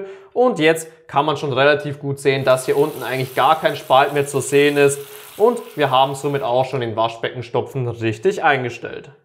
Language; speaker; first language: German; native; German